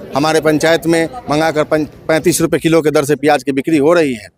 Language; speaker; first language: Hindi; native; Hindi